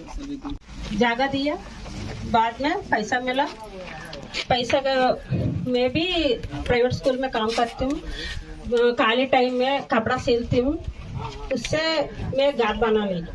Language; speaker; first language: Hindi; non-native, local second language; Telugu